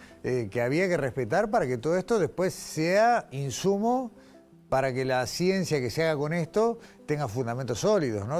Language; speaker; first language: Spanish; native; Spanish